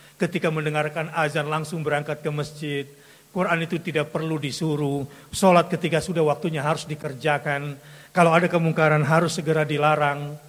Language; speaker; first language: Indonesian; native; Indonesian